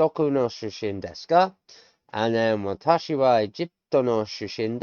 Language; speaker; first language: Japanese; non-native, learner; English